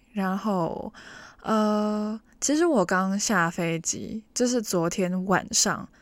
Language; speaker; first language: Chinese; non-native, local second language; Cantonese